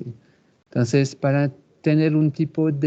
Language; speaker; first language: Spanish; non-native, fluent; French